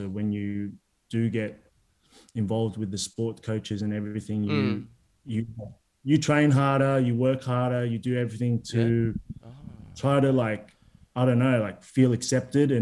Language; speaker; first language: English; native; English